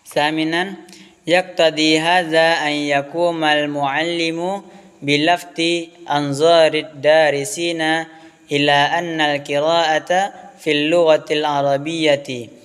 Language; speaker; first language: Arabic; non-native, learner; Indonesian